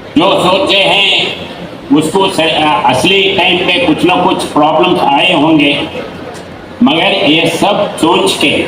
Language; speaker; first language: Hindi; non-native, local second language; Telugu